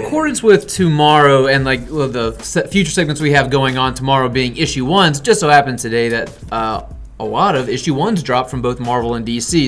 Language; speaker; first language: English; native; English